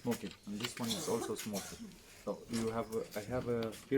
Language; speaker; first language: English; non-native, learner; Romanian